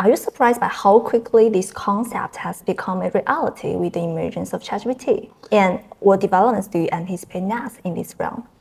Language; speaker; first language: English; non-native, fluent; Chinese